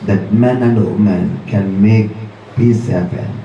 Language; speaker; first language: English; non-native, local second language; Telugu